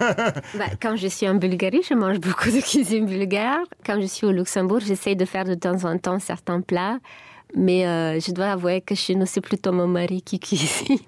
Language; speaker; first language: French; non-native, fluent; Bulgarian